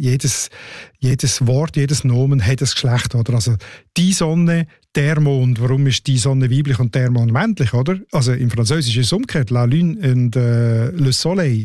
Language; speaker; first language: German; native; German